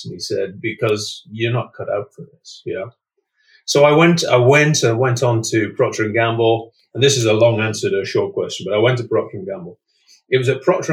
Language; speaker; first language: English; native; English